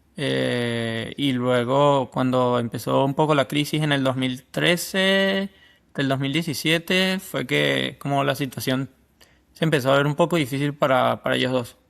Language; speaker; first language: Spanish; native; Spanish